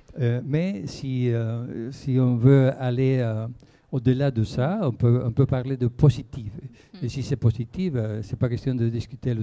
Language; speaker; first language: French; non-native, fluent; Spanish